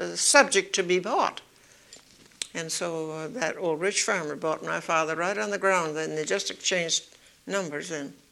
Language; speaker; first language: English; early bilingual, other home language; Dutch